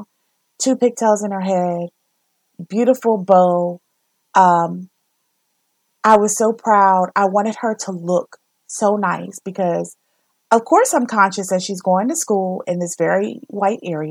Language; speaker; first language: English; native; English